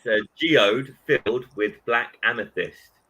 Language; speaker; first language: English; native; English